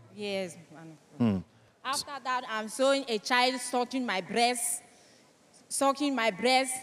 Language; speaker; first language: English; non-native, local second language; French